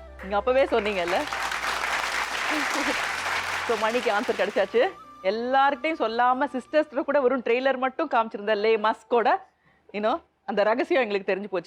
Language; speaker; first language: Tamil; native; Tamil